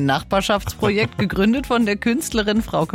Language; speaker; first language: German; native; German